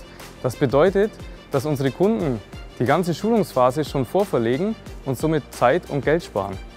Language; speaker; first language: German; native; German